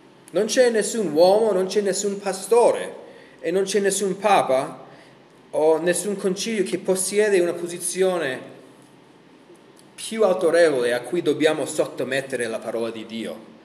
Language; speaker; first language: Italian; non-native, fluent; English